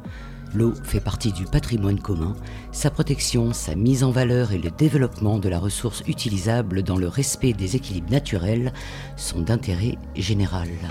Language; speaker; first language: French; native; French